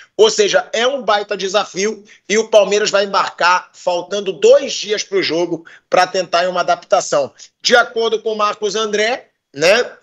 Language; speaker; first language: Portuguese; native; Portuguese